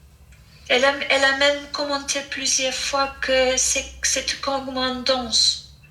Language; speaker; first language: French; non-native, fluent; English